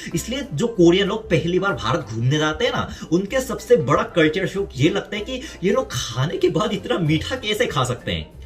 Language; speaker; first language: Hindi; non-native, fluent; Korean